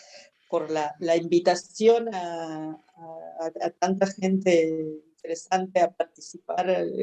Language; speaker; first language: Spanish; native; Spanish